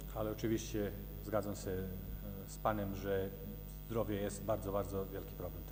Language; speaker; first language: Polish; non-native, learner; Serbian